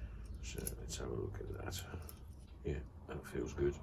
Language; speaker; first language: English; native; English